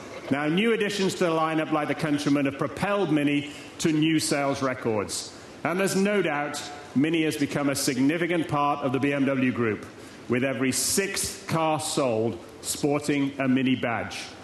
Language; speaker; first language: English; native; English